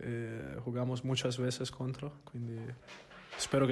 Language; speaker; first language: Spanish; non-native, learner; Italian